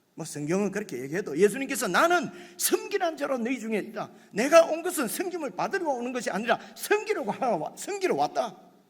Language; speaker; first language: Korean; native; Korean